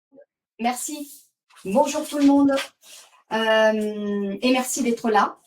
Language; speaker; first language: French; native; French